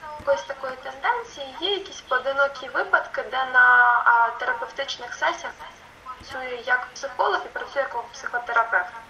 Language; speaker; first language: Ukrainian; non-native, local second language; Russian